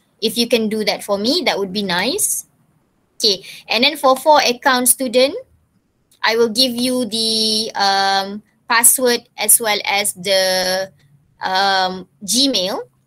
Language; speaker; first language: English; non-native, local second language; Malay